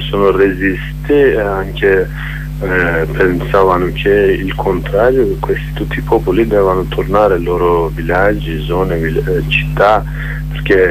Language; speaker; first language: Italian; non-native, learner; Kurdish